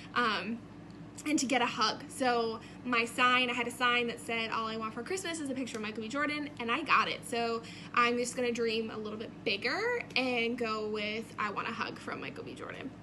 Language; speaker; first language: English; native; English